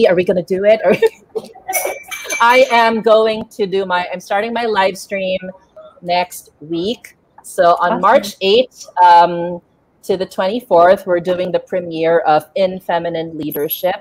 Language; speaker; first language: English; non-native, local second language; Filipino